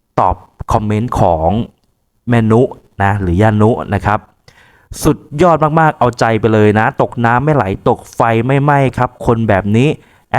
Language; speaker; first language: Thai; native; Thai